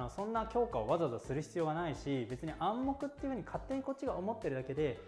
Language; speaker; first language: Japanese; early bilingual, heritage; Japanese